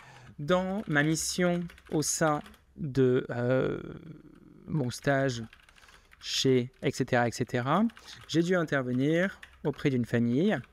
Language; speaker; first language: French; native; French